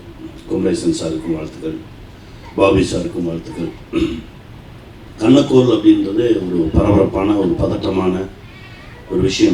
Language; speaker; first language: Tamil; native; Tamil